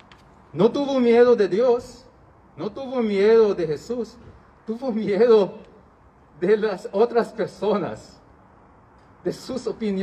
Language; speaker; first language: Spanish; non-native, learner; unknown